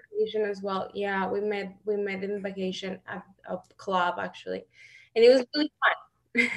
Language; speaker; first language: English; non-native, fluent; Spanish